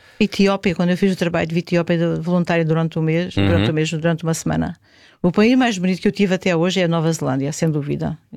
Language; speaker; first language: Portuguese; native; Portuguese